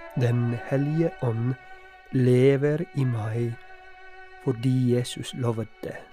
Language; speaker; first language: Norwegian; non-native, fluent; Polish